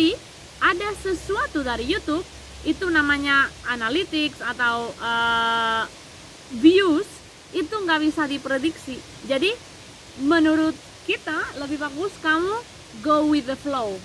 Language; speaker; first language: Indonesian; non-native, fluent; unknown